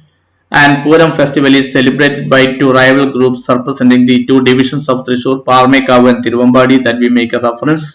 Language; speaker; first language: English; non-native, local second language; Malayalam